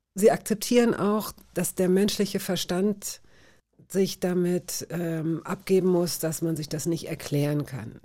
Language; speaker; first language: German; native; German